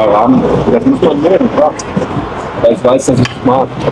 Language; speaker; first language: German; native; German